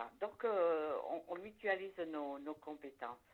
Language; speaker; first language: French; native; French